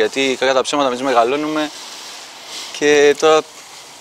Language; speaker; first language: Greek; native; Greek